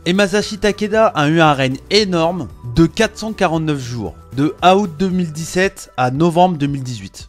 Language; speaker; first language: French; native; French